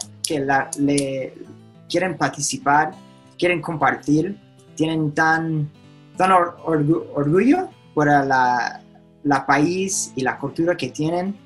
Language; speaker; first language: Spanish; non-native, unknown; English